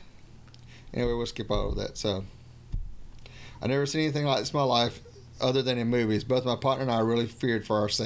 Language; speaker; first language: English; native; English